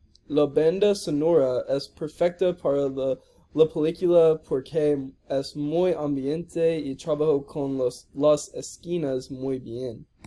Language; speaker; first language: Spanish; non-native, learner; English